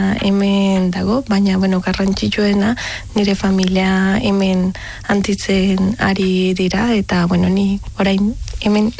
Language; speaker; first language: Basque; non-native, fluent; Spanish